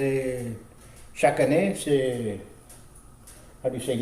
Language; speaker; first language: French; non-native, learner; Spanish